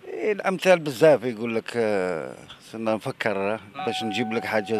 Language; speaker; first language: Arabic; native; Arabic